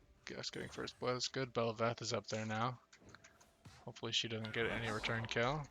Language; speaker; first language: English; native; English